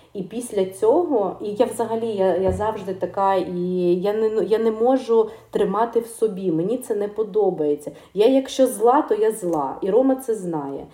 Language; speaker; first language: Ukrainian; non-native, local second language; Russian